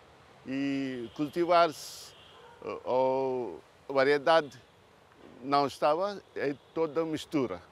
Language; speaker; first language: Portuguese; early bilingual, heritage; Portuguese